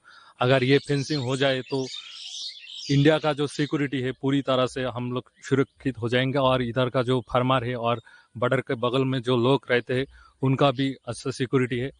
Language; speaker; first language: Hindi; non-native, local second language; Bangla